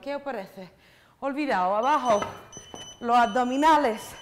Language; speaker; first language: Spanish; non-native, fluent; English